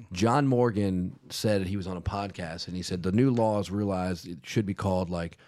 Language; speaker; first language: English; native; English